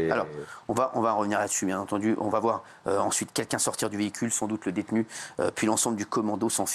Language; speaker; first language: French; native; French